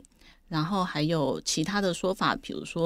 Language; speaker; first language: Chinese; native; Chinese